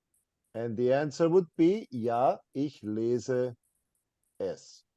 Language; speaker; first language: German; non-native, fluent; English